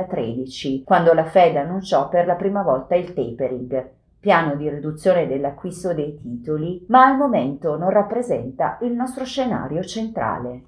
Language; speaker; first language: Italian; native; Italian